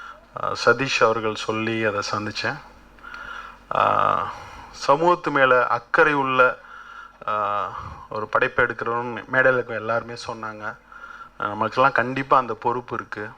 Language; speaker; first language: Tamil; native; Tamil